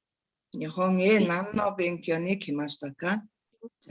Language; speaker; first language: Japanese; non-native, fluent; Mongolian